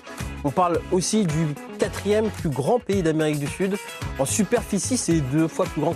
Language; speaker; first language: French; native; French